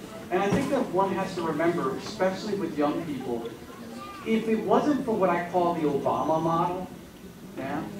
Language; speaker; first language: English; early bilingual, other home language; Spanish